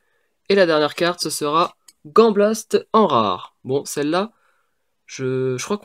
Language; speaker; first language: French; native; French